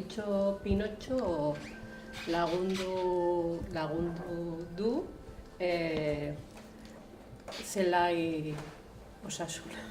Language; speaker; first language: Basque; non-native, local second language; Spanish